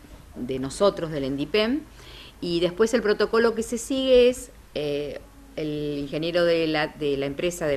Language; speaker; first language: Spanish; native; Spanish